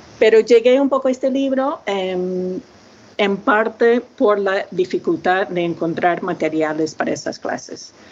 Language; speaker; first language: Spanish; non-native, fluent; English